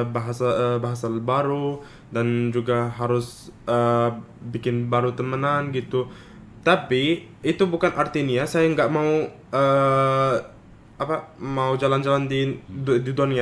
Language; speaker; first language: Indonesian; non-native, fluent; Arabic